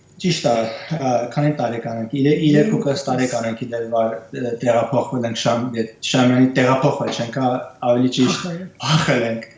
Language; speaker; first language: Armenian; early bilingual, heritage; Armenian